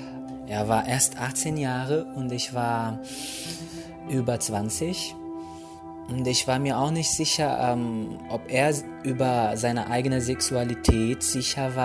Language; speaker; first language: German; non-native, fluent; Portuguese